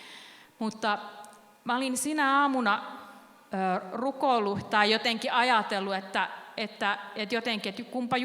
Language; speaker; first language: Finnish; native; Finnish